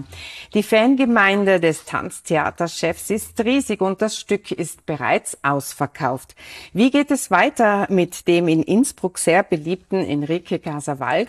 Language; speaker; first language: German; native; German